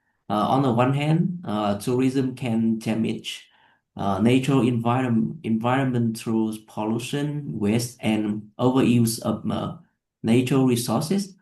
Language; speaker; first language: English; non-native, learner; Vietnamese